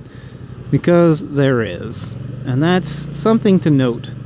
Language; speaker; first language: English; native; English